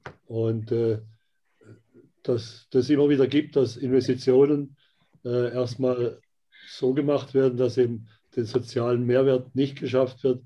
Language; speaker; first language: German; native; German